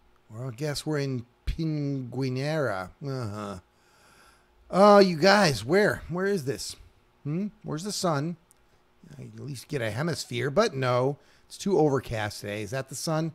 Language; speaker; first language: English; native; English